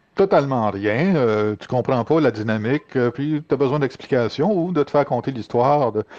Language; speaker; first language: French; native; French